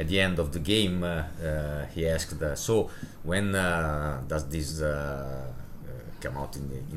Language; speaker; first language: English; non-native, fluent; Italian